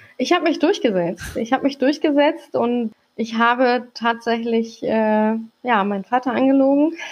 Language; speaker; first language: German; early bilingual, other home language; Turkish